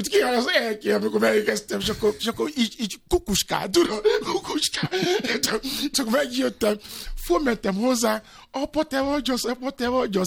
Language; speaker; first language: Hungarian; non-native, fluent; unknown